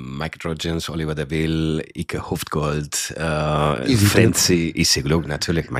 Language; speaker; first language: German; non-native, fluent; Spanish